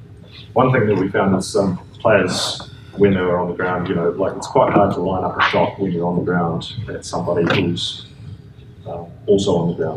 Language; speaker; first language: English; native; English